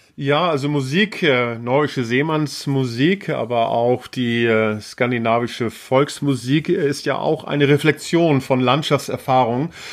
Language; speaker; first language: German; native; German